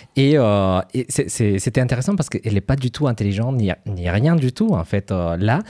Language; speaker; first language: French; non-native, fluent; Spanish